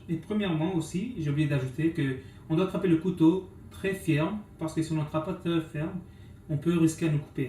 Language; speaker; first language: French; non-native, local second language; English